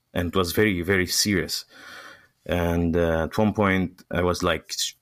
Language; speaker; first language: English; non-native, fluent; Arabic